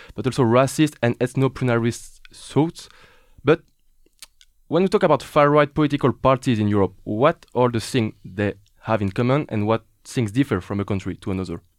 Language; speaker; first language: English; non-native, fluent; French